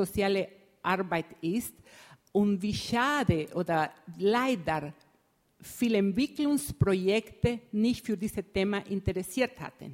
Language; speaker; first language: German; non-native, fluent; Spanish